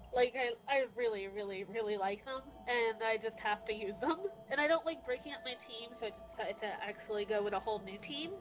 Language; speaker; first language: English; native; English